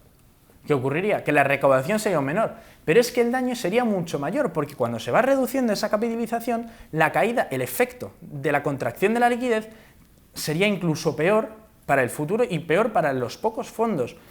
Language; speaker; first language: Spanish; native; Spanish